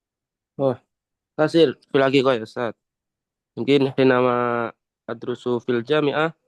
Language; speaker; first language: Arabic; non-native, learner; Indonesian